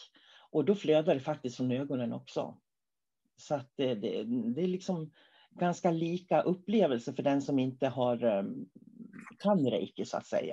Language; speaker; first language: Swedish; native; Swedish